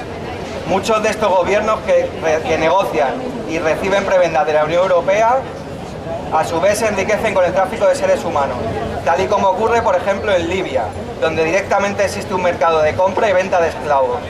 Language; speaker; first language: Spanish; native; Spanish